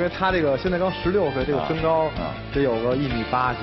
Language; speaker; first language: Chinese; native; Chinese